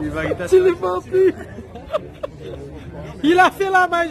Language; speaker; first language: French; non-native, learner; Romanian